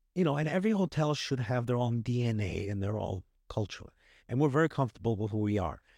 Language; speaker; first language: English; early bilingual, other home language; Hebrew